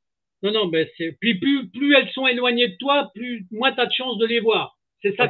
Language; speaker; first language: French; native; French